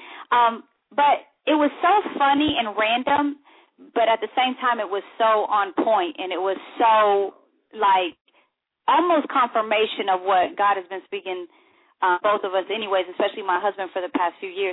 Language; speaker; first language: English; native; English